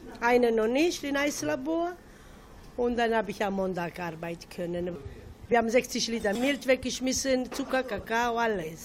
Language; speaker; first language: German; non-native, learner; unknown